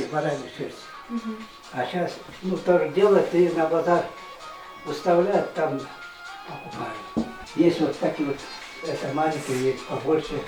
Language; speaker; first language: Russian; non-native, local second language; Kyrgyz